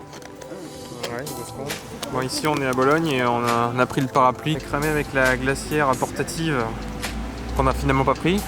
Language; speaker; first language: French; native; French